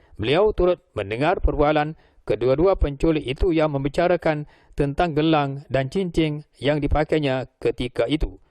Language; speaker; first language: Malay; native; Malay